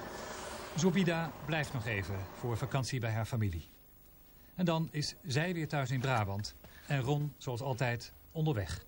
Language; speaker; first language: Dutch; native; Dutch